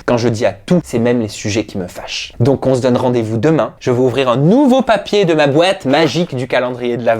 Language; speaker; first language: French; native; French